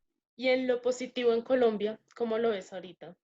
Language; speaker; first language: Spanish; native; Spanish